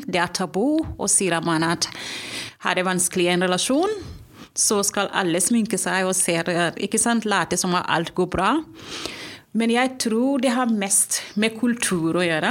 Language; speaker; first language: Norwegian; non-native, fluent; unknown